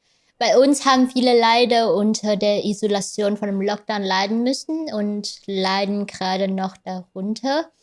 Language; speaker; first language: German; non-native, fluent; Vietnamese